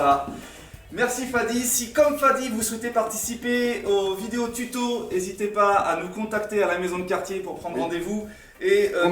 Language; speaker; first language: French; native; French